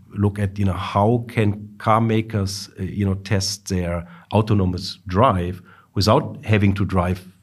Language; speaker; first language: English; non-native, fluent; German